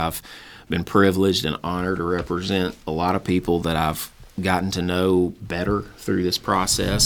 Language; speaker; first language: English; native; English